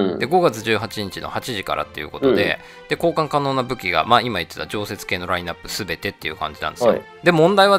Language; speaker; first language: Japanese; native; Japanese